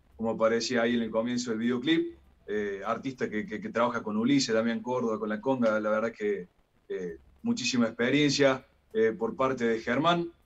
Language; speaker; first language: Spanish; native; Spanish